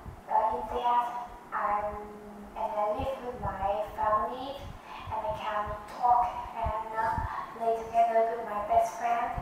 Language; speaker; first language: English; non-native, learner; Vietnamese